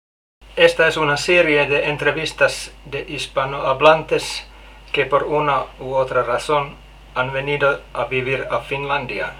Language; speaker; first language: Spanish; non-native, learner; Finnish